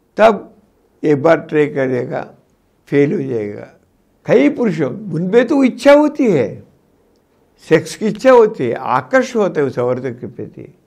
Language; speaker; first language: Hindi; non-native, local second language; Telugu